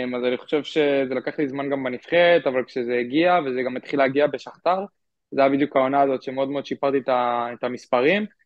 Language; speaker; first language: Hebrew; native; Hebrew